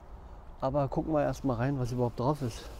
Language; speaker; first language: German; native; German